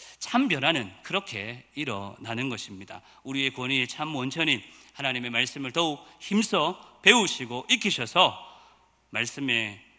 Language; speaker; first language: Korean; native; Korean